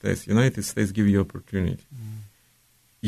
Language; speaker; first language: English; non-native, fluent; Ukrainian